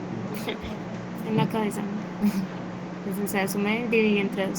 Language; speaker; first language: Spanish; native; Spanish